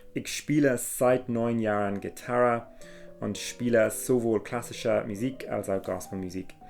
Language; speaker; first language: German; non-native, fluent; English